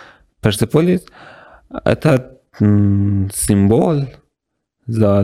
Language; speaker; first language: Russian; non-native, learner; Persian